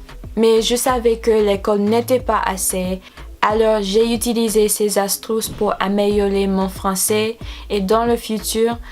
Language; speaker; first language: French; non-native, learner; English